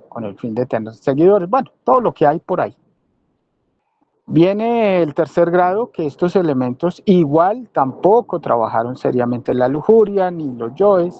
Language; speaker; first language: Spanish; native; Spanish